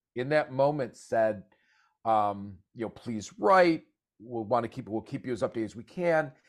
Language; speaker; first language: English; native; English